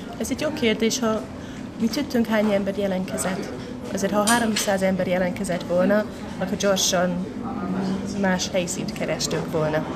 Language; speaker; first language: Hungarian; non-native, fluent; English